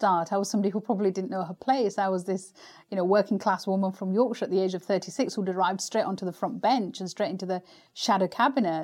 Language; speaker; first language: English; native; English